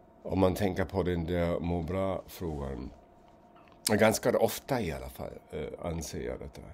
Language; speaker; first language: Swedish; non-native, fluent; German